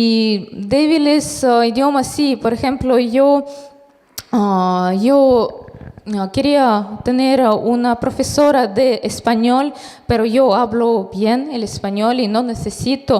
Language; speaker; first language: Spanish; non-native, fluent; Russian